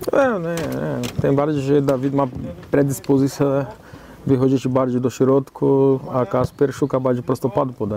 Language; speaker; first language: Polish; non-native, fluent; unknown